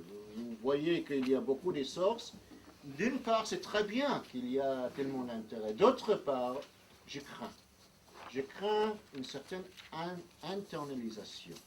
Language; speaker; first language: French; non-native, fluent; English